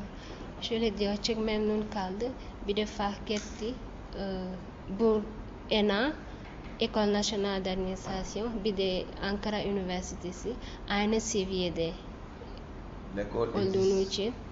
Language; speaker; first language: Turkish; non-native, learner; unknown